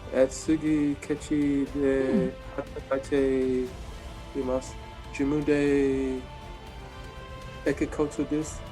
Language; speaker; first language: Japanese; non-native, learner; English